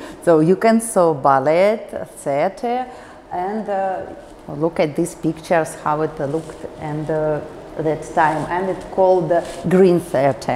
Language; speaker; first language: English; non-native, fluent; Russian